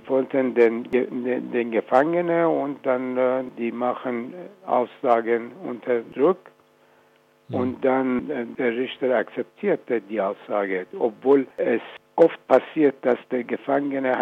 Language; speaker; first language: German; non-native, fluent; Persian